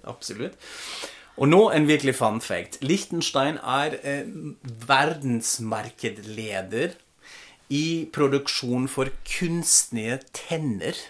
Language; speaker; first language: Norwegian; non-native, fluent; German